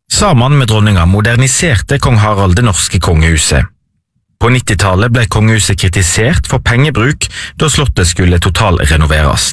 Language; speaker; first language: Norwegian; native; Norwegian